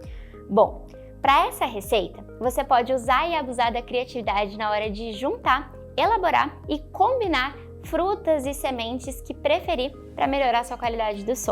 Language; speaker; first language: Portuguese; native; Portuguese